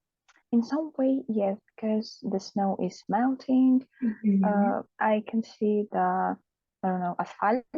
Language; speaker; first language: English; non-native, learner; Russian